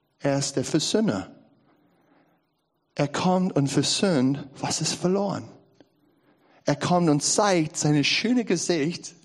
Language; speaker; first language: German; non-native, learner; English